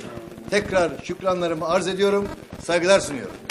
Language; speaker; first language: Turkish; native; Turkish